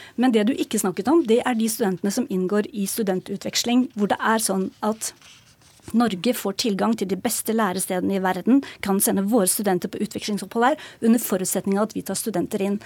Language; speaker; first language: Norwegian; native; Norwegian